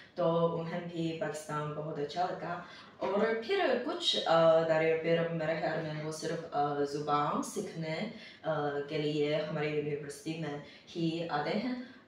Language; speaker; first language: Urdu; non-native, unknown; Chinese